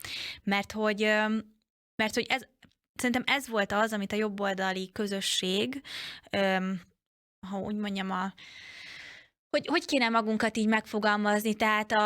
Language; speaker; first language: Hungarian; native; Hungarian